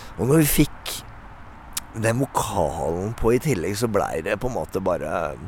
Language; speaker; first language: Norwegian; native; Norwegian